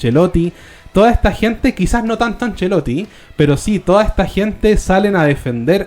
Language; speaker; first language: Spanish; native; Spanish